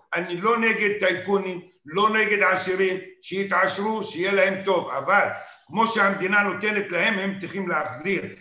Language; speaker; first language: Hebrew; non-native, local second language; Arabic